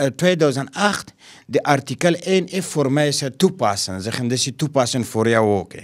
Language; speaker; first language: Dutch; non-native, learner; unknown